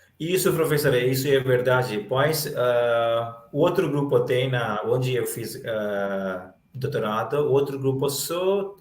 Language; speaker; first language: Portuguese; non-native, learner; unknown